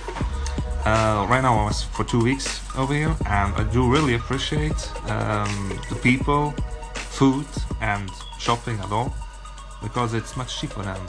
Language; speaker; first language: English; non-native, learner; Luxembourgish